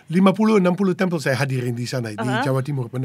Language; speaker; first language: Indonesian; non-native, fluent; Dutch